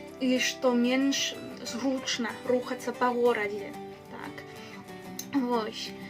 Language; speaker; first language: Belarusian; non-native, fluent; Spanish